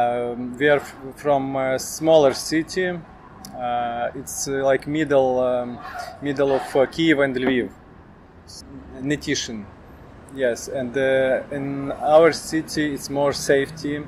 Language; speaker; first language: English; non-native, learner; Ukrainian